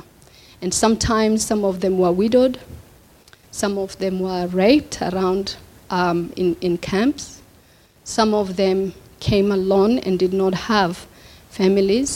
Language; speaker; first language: English; non-native, local second language; Somali